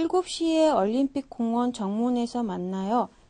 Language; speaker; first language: Korean; non-native, learner; Mongolian